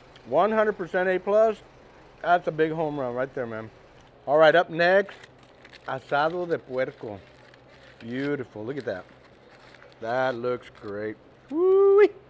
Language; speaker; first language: English; early bilingual, other home language; Spanish